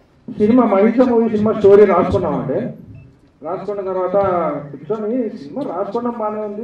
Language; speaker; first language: Telugu; native; Telugu